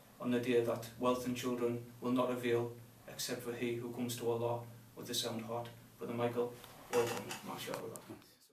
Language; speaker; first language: English; native; English